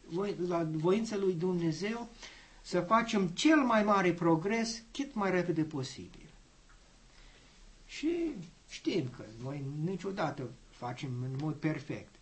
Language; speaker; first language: Romanian; non-native, learner; English